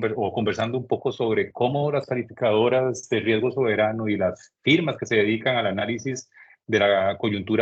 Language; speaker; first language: Spanish; native; Spanish